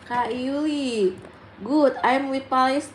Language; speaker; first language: English; non-native, learner; Indonesian